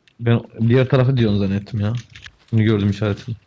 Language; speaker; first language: Turkish; native; Turkish